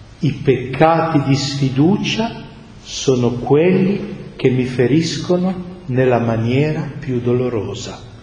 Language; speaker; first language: Italian; native; Italian